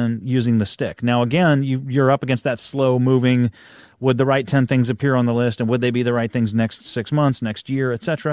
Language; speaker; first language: English; native; English